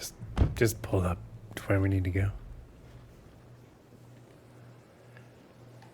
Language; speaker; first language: English; native; English